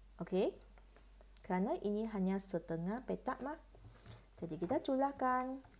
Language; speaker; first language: Malay; non-native, local second language; Chinese